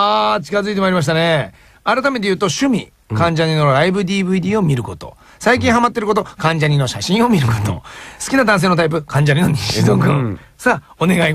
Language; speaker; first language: Japanese; native; Japanese